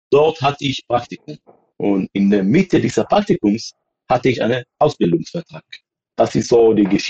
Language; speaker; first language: German; non-native, fluent; Hebrew